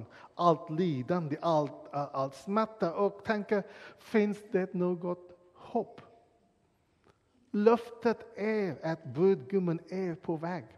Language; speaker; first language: Swedish; non-native, fluent; English